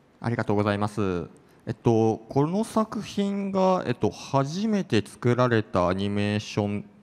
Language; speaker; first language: Japanese; native; Japanese